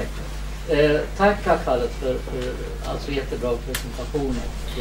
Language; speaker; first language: Swedish; non-native, fluent; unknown